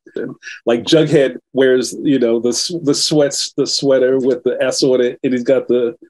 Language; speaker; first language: English; native; English